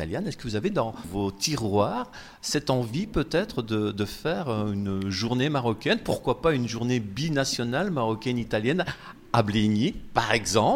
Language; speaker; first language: French; native; French